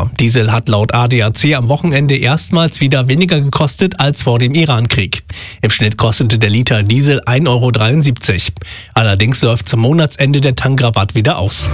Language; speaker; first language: German; native; German